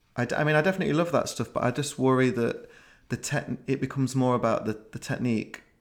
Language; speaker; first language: English; native; English